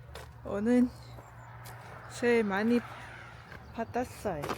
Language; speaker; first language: Korean; non-native, learner; Lao